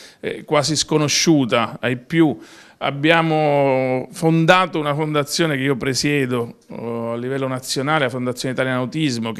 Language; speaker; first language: Italian; native; Italian